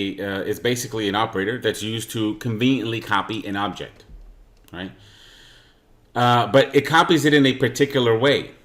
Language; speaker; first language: English; native; English